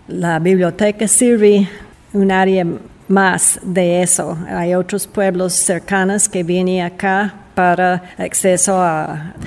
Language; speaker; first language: Spanish; non-native, fluent; English